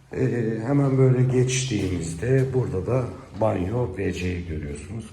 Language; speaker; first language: Turkish; native; Turkish